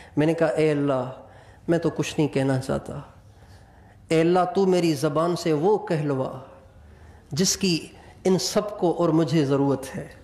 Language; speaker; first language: Urdu; non-native, local second language; Sindhi